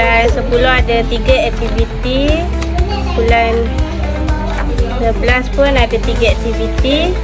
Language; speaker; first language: Malay; native; Malay